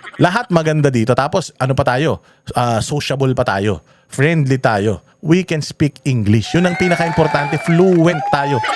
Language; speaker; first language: Filipino; native; Filipino